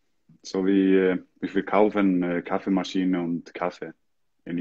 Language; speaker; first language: German; non-native, learner; Icelandic